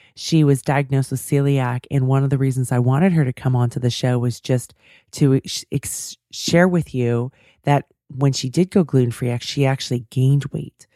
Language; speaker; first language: English; native; English